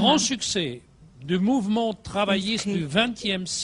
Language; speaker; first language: French; non-native, fluent; German